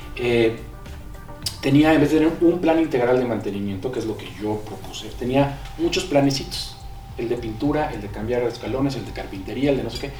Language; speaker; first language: Spanish; native; Spanish